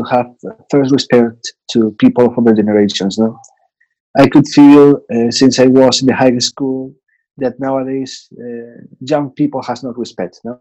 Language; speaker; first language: English; non-native, fluent; Spanish